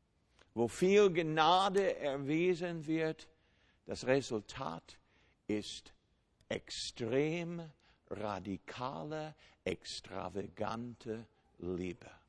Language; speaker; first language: German; non-native, fluent; English